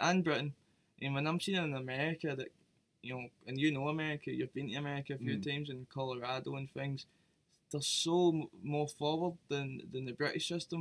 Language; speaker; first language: English; native; English